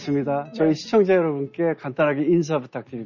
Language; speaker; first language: Korean; native; Korean